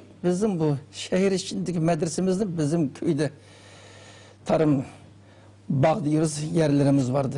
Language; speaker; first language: Turkish; non-native, learner; Uyghur